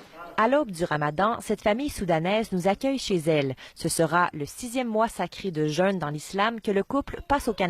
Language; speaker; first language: French; native; French